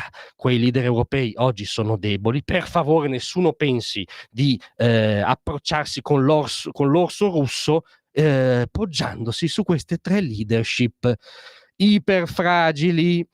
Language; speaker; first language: Italian; native; Italian